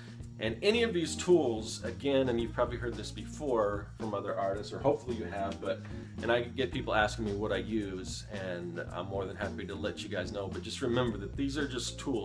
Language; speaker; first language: English; native; English